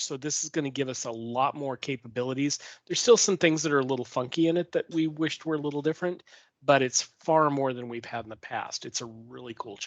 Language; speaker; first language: English; native; English